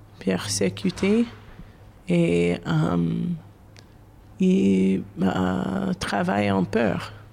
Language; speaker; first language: French; non-native, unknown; English